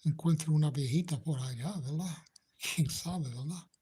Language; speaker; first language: Spanish; non-native, fluent; English